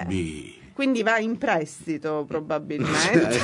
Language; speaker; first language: Italian; native; Italian